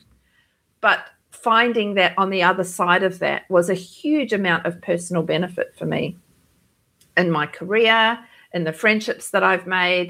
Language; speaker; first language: English; native; English